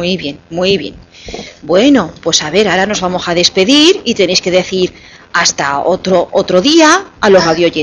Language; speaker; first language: Spanish; native; Spanish